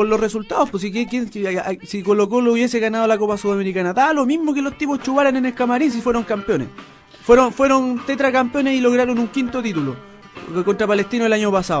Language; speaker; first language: Spanish; native; Spanish